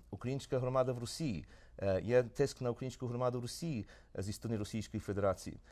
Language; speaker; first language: Ukrainian; early bilingual, heritage; Ukrainian